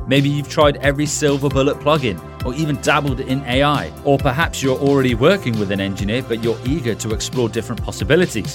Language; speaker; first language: English; native; English